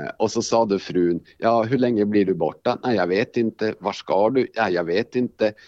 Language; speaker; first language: Swedish; native; Swedish